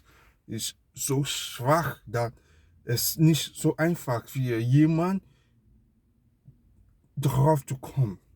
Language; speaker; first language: German; non-native, learner; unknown